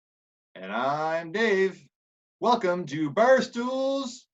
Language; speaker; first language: English; native; English